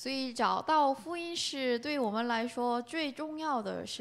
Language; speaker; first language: Chinese; non-native, learner; Korean